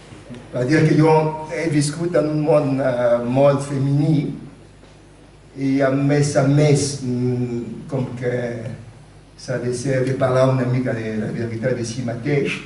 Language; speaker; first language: Catalan; non-native, fluent; Lingala